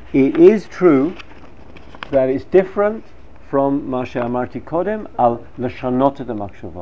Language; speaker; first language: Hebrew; non-native, fluent; English